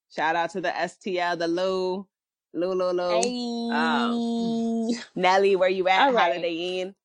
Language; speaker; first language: English; early bilingual, other home language; Yoruba